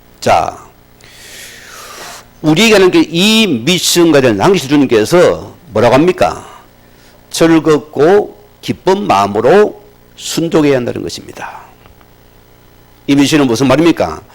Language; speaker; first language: Korean; native; Korean